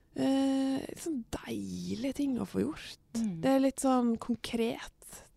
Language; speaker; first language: Norwegian; native; Norwegian